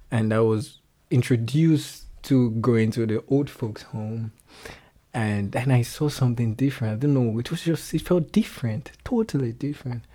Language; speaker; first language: English; non-native, local second language; Yoruba